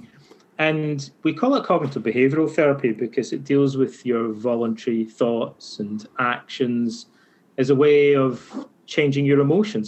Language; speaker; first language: English; native; English